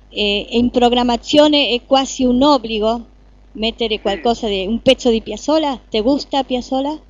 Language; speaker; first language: Spanish; native; Spanish